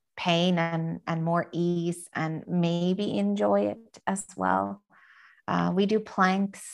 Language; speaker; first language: English; non-native, fluent; Finnish